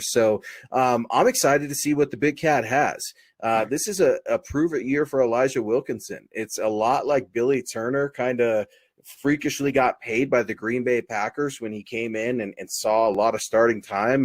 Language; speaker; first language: English; native; English